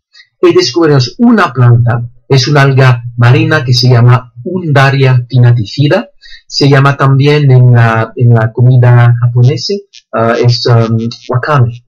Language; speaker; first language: Spanish; non-native, fluent; French